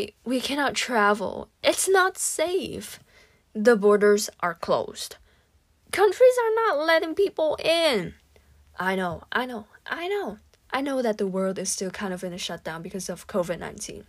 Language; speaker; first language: English; non-native, local second language; Cantonese